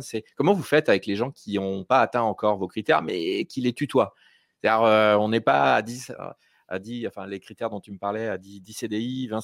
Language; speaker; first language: French; native; French